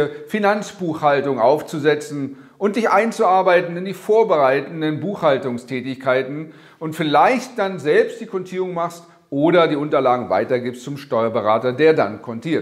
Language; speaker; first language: German; native; German